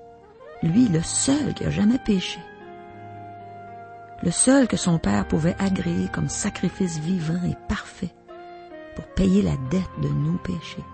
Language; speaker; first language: French; native; French